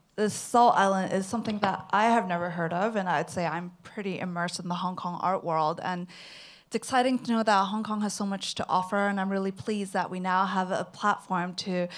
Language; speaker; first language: English; non-native, local second language; Cantonese